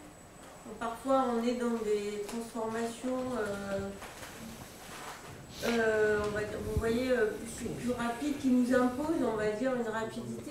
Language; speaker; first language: French; native; French